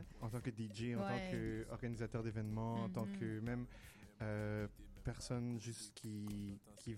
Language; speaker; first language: French; native; French